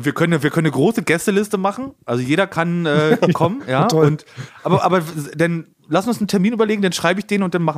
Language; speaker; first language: German; native; German